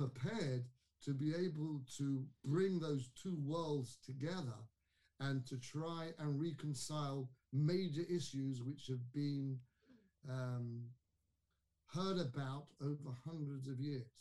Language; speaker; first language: English; native; English